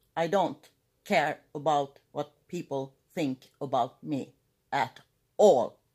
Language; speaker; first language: English; non-native, fluent; Swedish